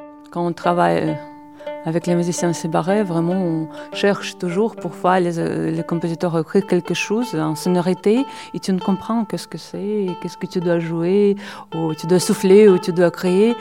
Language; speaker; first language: French; non-native, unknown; Russian